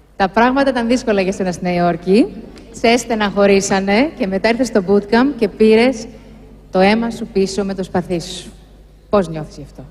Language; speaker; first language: Greek; native; Greek